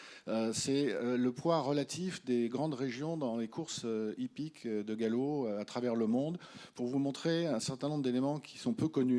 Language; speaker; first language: French; native; French